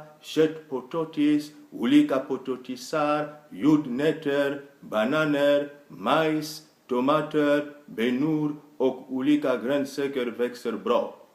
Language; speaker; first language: Swedish; non-native, fluent; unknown